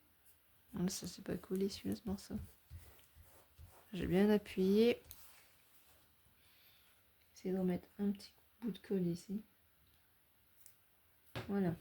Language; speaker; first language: French; native; French